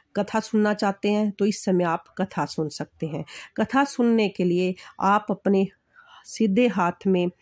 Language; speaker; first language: Hindi; native; Hindi